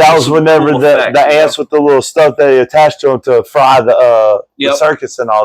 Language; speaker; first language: English; native; English